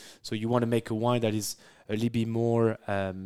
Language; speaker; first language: English; non-native, fluent; French